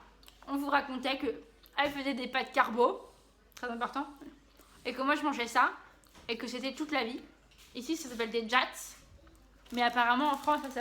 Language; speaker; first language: French; native; French